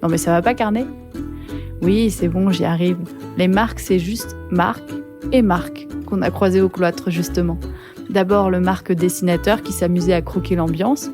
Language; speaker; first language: French; native; French